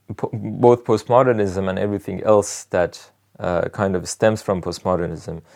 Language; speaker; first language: English; non-native, fluent; Persian